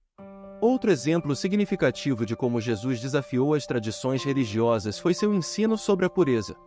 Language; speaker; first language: Portuguese; native; Portuguese